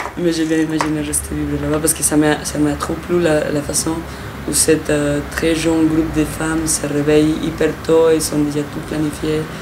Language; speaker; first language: French; non-native, fluent; Spanish